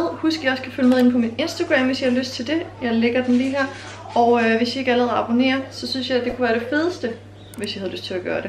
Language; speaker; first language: Danish; native; Danish